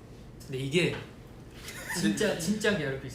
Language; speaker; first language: Korean; non-native, fluent; Japanese